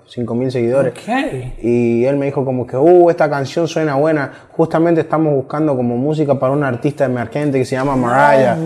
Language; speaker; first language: Spanish; native; Spanish